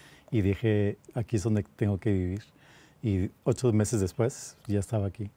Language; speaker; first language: Spanish; early bilingual, heritage; Spanish